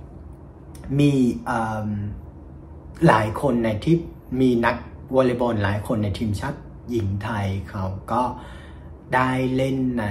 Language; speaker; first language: Thai; non-native, fluent; Vietnamese